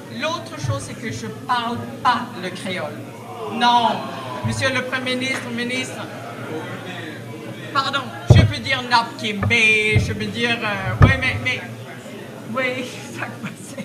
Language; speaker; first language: French; non-native, fluent; Swedish